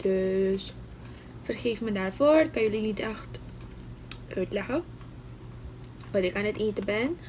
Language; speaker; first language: Dutch; non-native, local second language; Papiamento